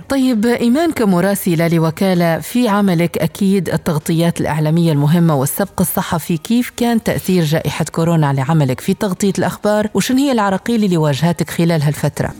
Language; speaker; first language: Arabic; native; Arabic